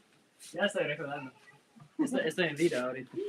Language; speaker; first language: Spanish; non-native, learner; English